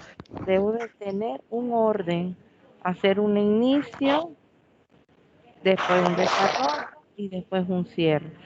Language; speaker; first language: Spanish; native; Spanish